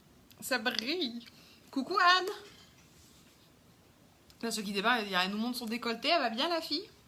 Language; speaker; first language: French; native; French